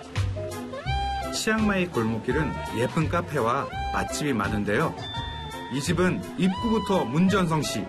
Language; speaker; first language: Korean; native; Korean